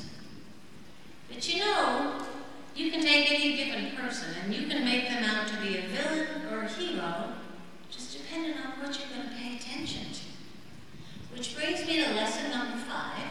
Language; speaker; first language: English; native; English